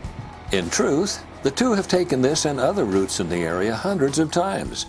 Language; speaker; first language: English; native; English